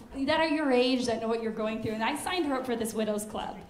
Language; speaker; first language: English; native; English